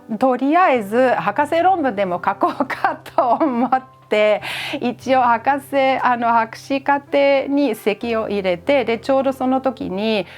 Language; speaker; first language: Japanese; non-native, fluent; German